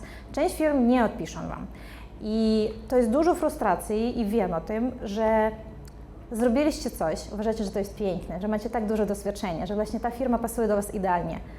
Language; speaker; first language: Polish; non-native, fluent; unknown